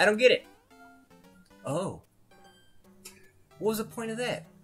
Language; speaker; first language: English; native; English